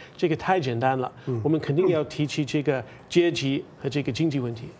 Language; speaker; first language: Chinese; non-native, fluent; English